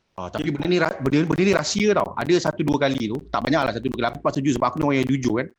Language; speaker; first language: Malay; native; Malay